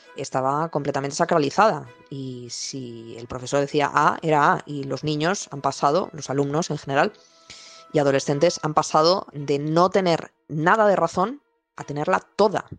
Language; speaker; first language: Spanish; native; Spanish